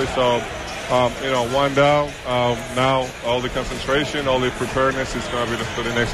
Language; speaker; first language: English; non-native, fluent; Georgian